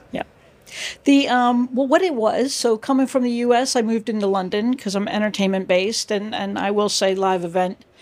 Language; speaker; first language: English; native; English